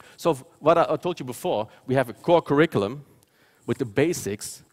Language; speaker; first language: English; non-native, fluent; Dutch